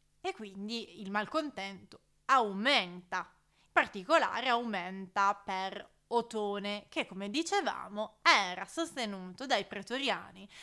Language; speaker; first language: Italian; native; Italian